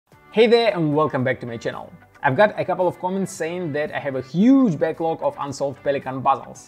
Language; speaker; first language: English; non-native, fluent; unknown